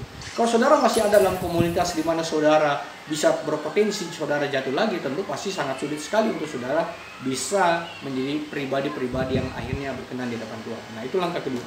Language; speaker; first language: Indonesian; native; Indonesian